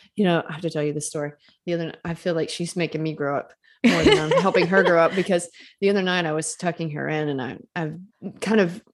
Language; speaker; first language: English; native; English